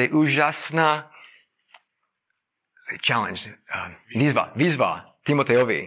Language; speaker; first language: Czech; non-native, fluent; English